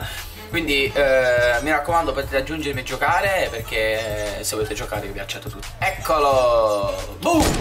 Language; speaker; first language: Italian; native; Italian